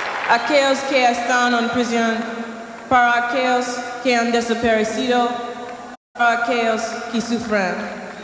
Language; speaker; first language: Spanish; non-native, learner; English